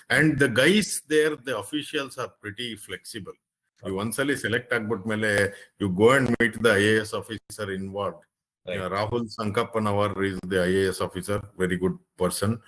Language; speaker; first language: English; non-native, local second language; Kannada